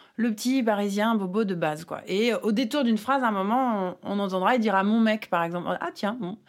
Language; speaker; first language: French; native; French